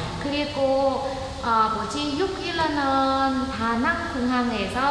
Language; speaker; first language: Korean; non-native, learner; Vietnamese